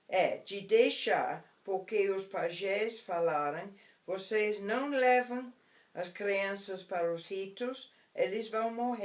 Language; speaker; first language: Portuguese; non-native, fluent; English